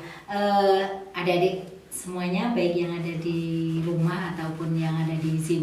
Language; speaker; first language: Indonesian; native; Indonesian